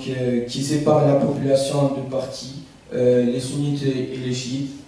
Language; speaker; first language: French; non-native, fluent; Arabic